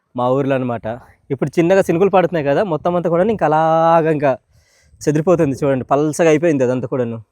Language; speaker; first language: Telugu; non-native, local second language; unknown